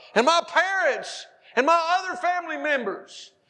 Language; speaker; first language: English; native; English